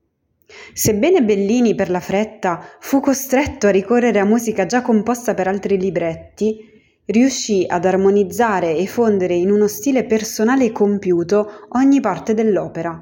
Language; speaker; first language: Italian; native; Italian